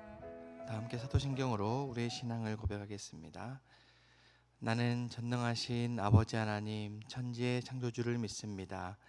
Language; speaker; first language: Korean; native; Korean